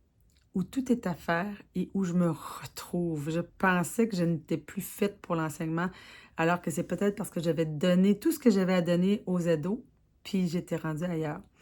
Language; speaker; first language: French; native; French